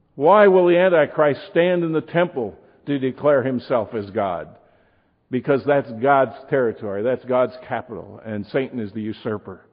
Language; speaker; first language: English; native; English